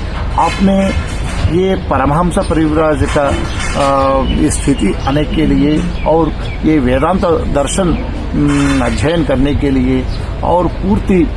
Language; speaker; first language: Hindi; non-native, local second language; Telugu